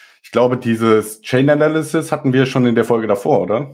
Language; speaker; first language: German; native; German